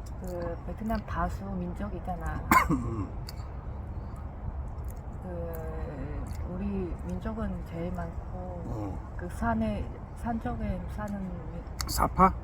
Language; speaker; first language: Korean; non-native, learner; Vietnamese